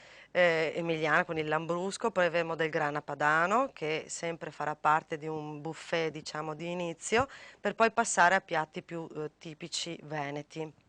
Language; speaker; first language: Italian; native; Italian